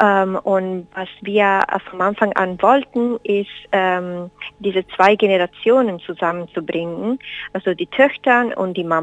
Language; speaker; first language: German; non-native, fluent; Spanish